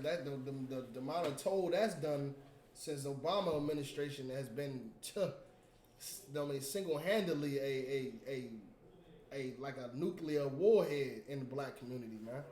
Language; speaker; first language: English; native; English